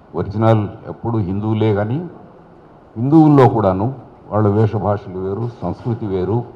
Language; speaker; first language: Telugu; non-native, local second language; Lambadi